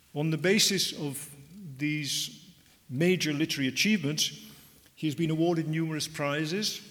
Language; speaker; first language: English; native; English